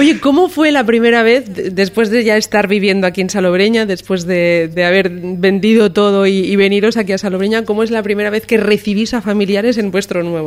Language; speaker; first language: Spanish; native; Spanish